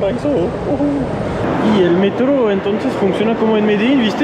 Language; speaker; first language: Spanish; non-native, fluent; French